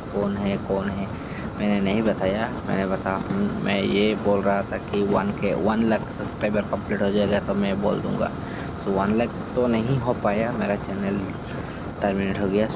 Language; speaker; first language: Hindi; non-native, local second language; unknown